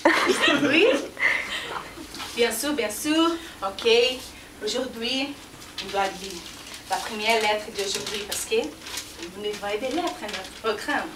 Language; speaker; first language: French; non-native, learner; Portuguese